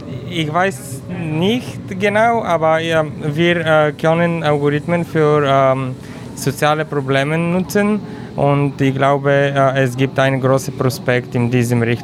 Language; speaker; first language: German; non-native, learner; Bulgarian